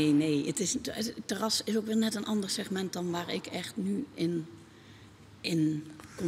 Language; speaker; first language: Dutch; native; Dutch